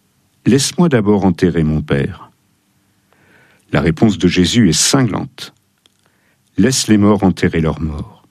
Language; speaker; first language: French; native; French